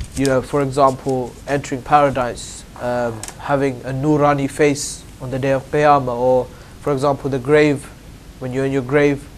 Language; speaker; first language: English; native; English